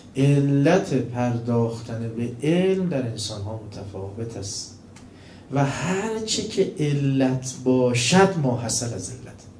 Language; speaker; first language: Persian; non-native, local second language; Azerbaijani